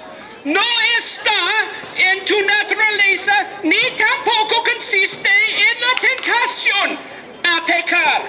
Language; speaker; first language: Spanish; non-native, learner; English